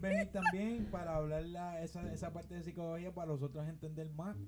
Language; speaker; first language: Spanish; early bilingual, heritage; Spanish